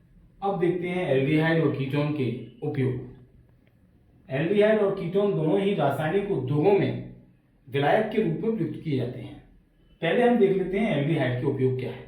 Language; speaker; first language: Hindi; native; Hindi